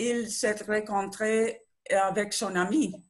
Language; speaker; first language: French; non-native, learner; Spanish